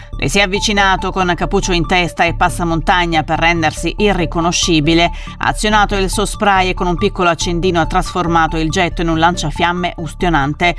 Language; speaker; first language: Italian; native; Italian